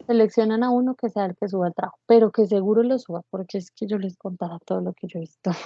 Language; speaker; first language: Spanish; native; Spanish